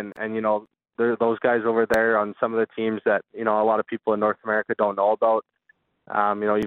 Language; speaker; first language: English; native; English